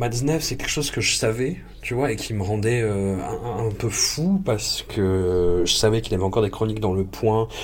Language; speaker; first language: French; native; French